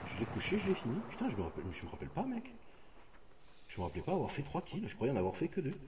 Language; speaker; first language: French; native; French